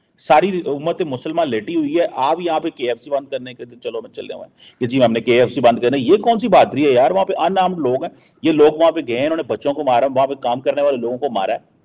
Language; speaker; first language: Urdu; non-native, local second language; Punjabi